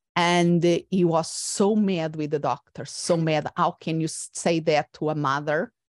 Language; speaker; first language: English; non-native, fluent; Portuguese